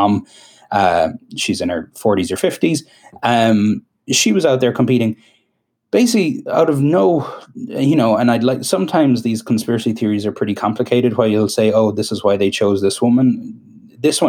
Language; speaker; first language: English; native; English